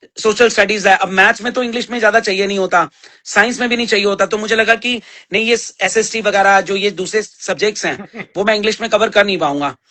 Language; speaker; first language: Hindi; native; Hindi